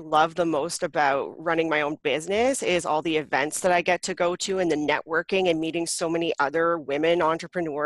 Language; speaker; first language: English; native; English